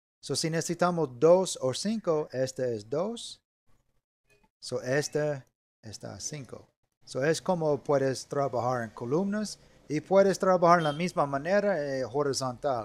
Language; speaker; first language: Spanish; non-native, learner; English